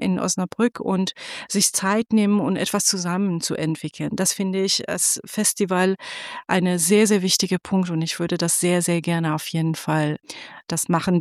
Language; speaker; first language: German; non-native, fluent; Persian